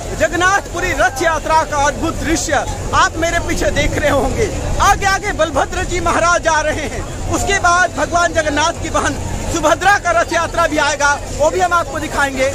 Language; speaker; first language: Hindi; native; Hindi